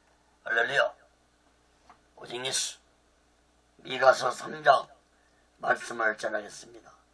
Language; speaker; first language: Korean; native; Korean